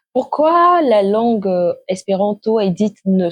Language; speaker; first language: French; native; French